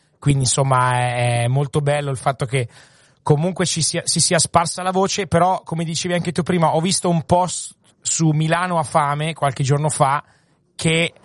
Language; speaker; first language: Italian; native; Italian